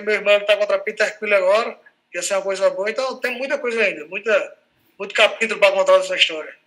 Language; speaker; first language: Portuguese; native; Portuguese